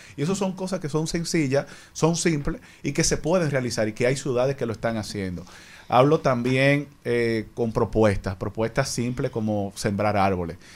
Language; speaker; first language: Spanish; native; Spanish